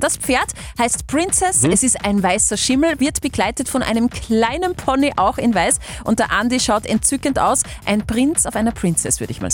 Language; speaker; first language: German; native; German